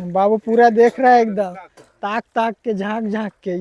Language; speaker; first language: Hindi; native; Hindi